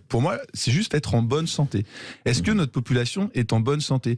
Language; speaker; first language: French; native; French